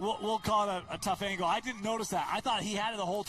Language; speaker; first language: English; native; English